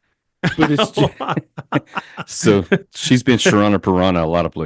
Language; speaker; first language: English; native; English